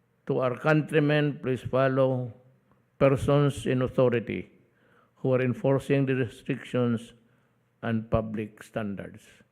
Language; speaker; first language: English; non-native, local second language; Cebuano